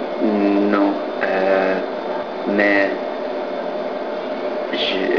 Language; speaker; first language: French; non-native, learner; English